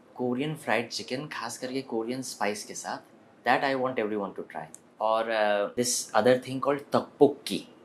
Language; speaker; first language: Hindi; early bilingual, other home language; Korean